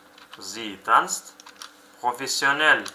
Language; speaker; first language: German; non-native, fluent; Uzbek